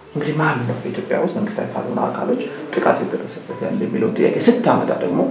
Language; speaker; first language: Amharic; native; Amharic